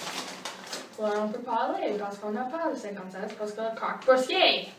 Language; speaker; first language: French; non-native, learner; English